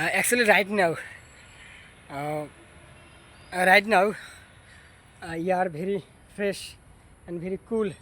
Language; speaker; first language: English; non-native, learner; Bangla